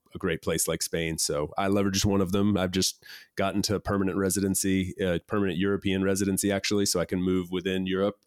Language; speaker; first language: English; native; English